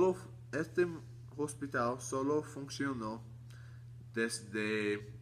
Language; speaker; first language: Spanish; non-native, learner; English